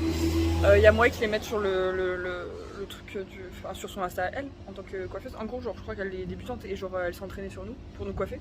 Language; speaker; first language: French; native; French